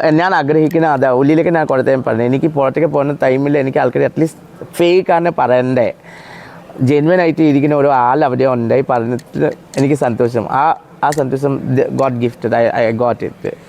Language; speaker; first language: Malayalam; non-native, local second language; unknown